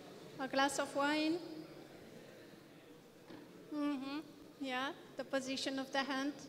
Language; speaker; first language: English; non-native, fluent; French